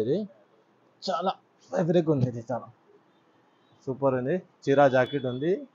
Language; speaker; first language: Telugu; non-native, local second language; Urdu